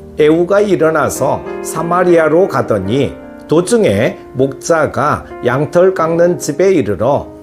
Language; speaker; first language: Korean; native; Korean